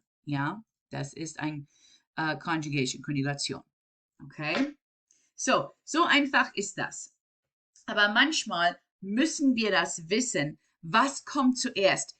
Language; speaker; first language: German; non-native, fluent; English